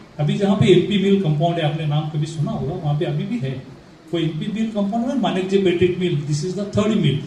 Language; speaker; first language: Hindi; non-native, local second language; Marathi